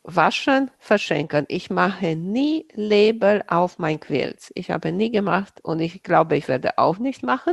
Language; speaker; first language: German; non-native, fluent; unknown